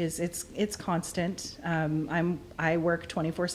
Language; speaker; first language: English; native; English